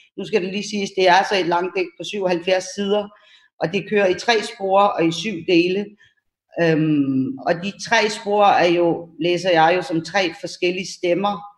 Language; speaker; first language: Danish; early bilingual, other home language; Persian